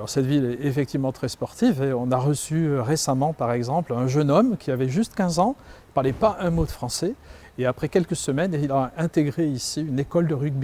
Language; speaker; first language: French; native; French